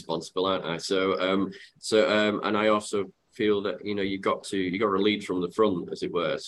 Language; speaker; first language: English; native; English